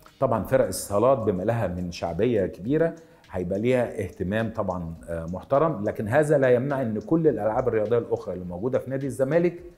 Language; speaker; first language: Arabic; native; Arabic